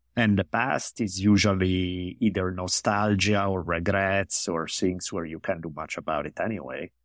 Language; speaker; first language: English; non-native, fluent; Italian